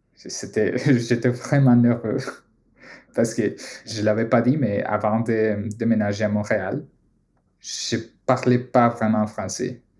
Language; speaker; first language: French; non-native, fluent; Spanish